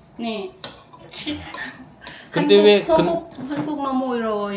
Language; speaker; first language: Korean; non-native, learner; Lao